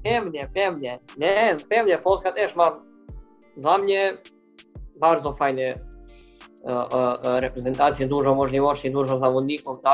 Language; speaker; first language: Polish; non-native, learner; Serbian